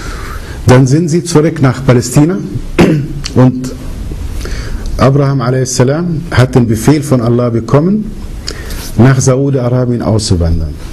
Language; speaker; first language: German; early bilingual, other home language; Arabic